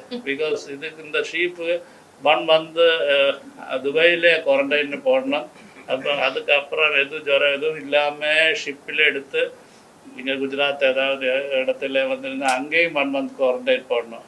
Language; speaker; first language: Tamil; non-native, learner; Malayalam